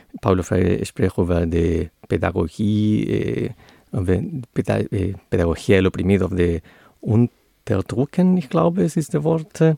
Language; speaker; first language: German; non-native, learner; Spanish